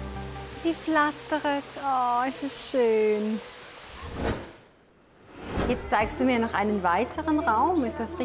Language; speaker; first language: German; native; German